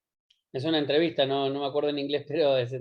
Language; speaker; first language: Spanish; native; Spanish